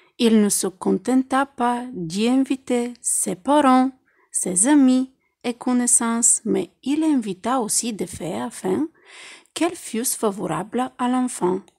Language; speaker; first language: French; non-native, fluent; Bulgarian